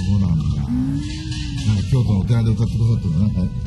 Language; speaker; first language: Japanese; native; Japanese